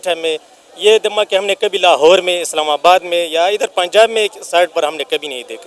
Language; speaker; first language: Hindi; non-native, local second language; Pashto